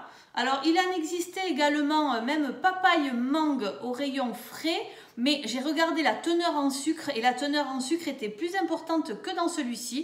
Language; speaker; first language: French; native; French